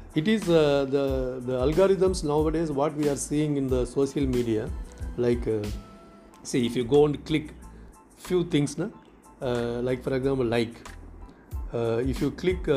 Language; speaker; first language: English; non-native, local second language; Tamil